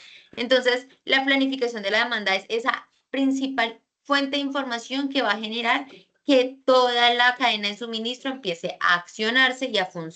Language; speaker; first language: Spanish; native; Spanish